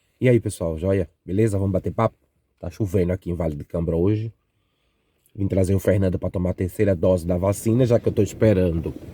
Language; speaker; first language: Portuguese; native; Portuguese